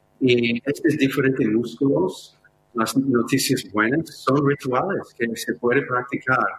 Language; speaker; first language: Spanish; non-native, fluent; English